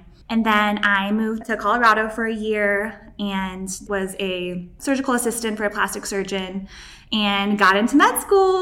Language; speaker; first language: English; native; English